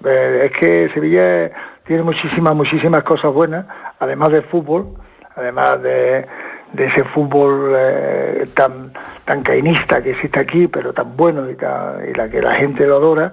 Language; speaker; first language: Spanish; native; Spanish